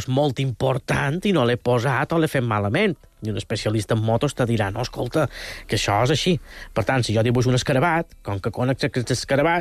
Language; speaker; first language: Catalan; native; Catalan